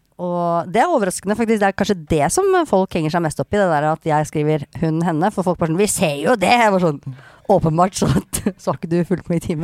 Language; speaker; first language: Norwegian; native; Norwegian